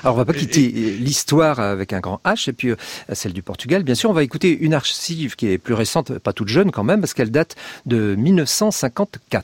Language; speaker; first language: French; native; French